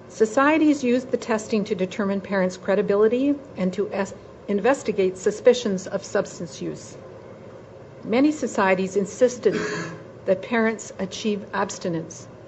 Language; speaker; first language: English; native; English